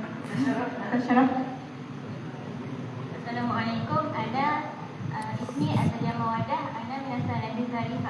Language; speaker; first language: Arabic; non-native, learner; Malay